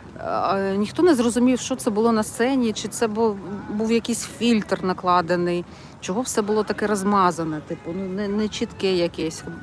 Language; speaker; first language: Ukrainian; non-native, local second language; Russian